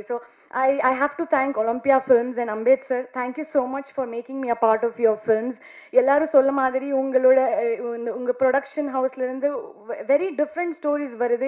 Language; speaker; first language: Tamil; non-native, learner; Kannada